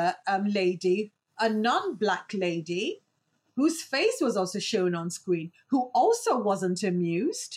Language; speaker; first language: English; native; English